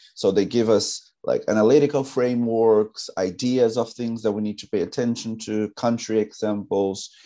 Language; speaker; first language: English; non-native, fluent; Portuguese